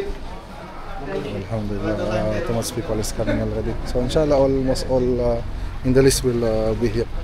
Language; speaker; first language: English; non-native, local second language; Filipino